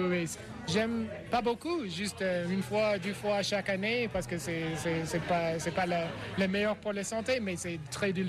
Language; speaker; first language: French; non-native, learner; English